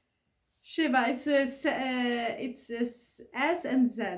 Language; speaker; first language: English; non-native, local second language; Arabic